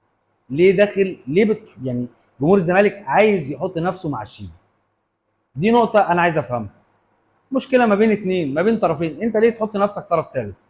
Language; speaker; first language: Arabic; native; Arabic